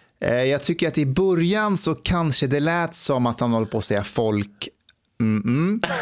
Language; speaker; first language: Swedish; early bilingual, other home language; Persian